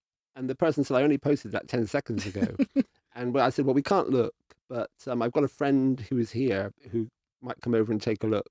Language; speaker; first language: English; native; English